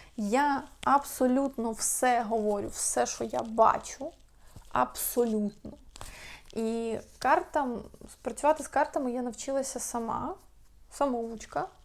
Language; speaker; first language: Ukrainian; non-native, local second language; Russian